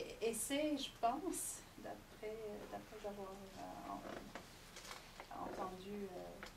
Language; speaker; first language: French; non-native, fluent; English